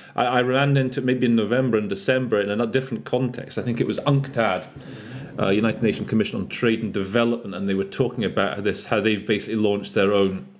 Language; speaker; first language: English; native; English